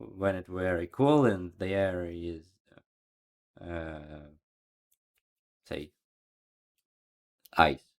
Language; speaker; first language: English; non-native, learner; Ukrainian